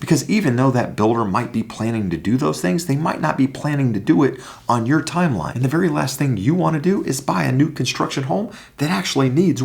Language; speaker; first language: English; native; English